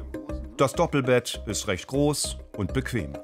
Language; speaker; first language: German; native; German